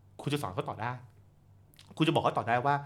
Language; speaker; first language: Thai; native; Thai